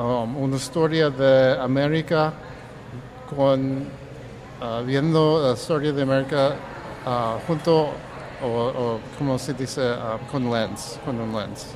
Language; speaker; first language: Spanish; early bilingual, heritage; English